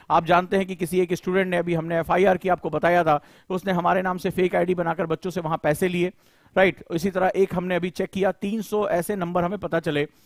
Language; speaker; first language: Hindi; native; Hindi